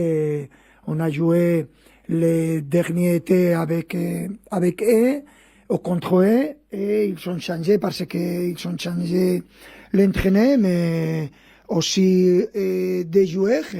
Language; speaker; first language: French; non-native, fluent; Spanish